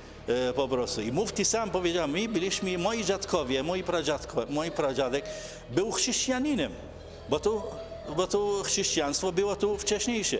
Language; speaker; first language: Polish; non-native, fluent; Arabic